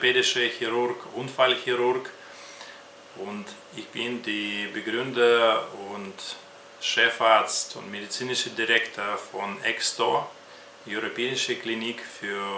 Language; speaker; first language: German; non-native, fluent; Russian